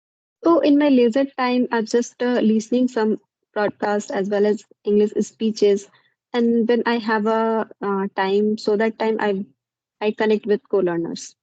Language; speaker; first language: English; non-native, learner; Hindi